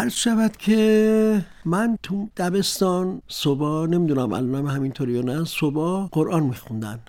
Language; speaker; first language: Persian; non-native, local second language; Azerbaijani